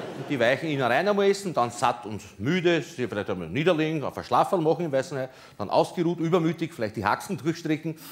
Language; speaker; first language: German; non-native, local second language; Croatian